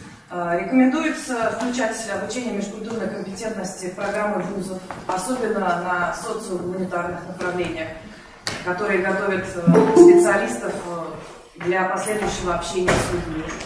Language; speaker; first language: Russian; native; Russian